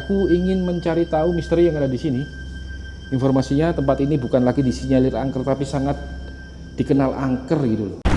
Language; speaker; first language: Indonesian; native; Indonesian